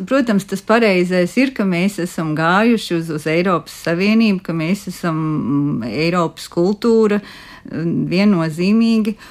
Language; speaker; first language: Latvian; native; Latvian